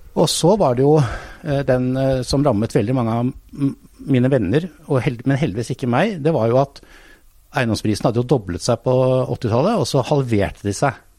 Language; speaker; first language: Norwegian; native; Norwegian